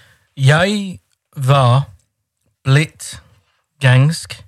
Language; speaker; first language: Norwegian; non-native, learner; English